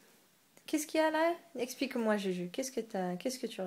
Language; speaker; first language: French; native; French